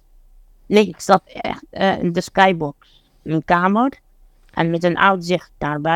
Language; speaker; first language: Dutch; non-native, fluent; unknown